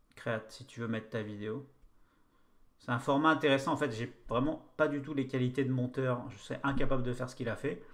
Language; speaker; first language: French; native; French